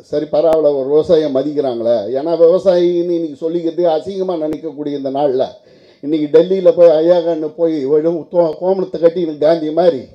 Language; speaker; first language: Tamil; native; Tamil